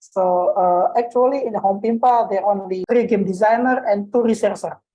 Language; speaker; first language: English; non-native, learner; Indonesian